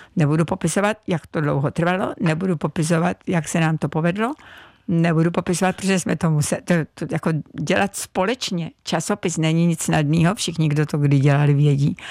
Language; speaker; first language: Czech; native; Czech